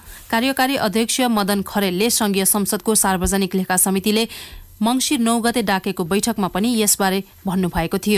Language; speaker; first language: Nepali; native; Nepali